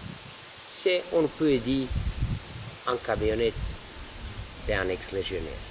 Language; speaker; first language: French; non-native, learner; Serbian